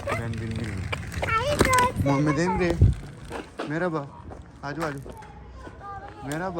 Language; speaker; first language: Turkish; non-native, learner; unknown